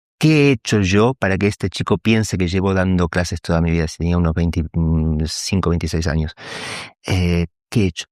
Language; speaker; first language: Spanish; native; Spanish